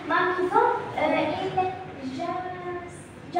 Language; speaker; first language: French; non-native, learner; Arabic